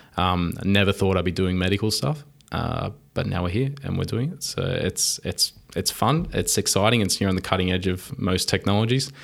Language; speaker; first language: English; native; English